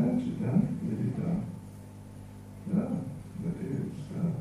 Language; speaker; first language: Russian; non-native, learner; English